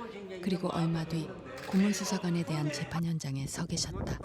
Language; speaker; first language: Korean; native; Korean